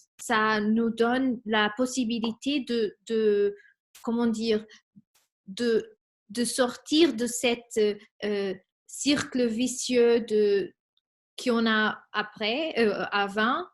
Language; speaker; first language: French; non-native, fluent; Spanish